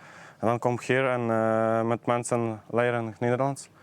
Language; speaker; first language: Dutch; non-native, learner; Ukrainian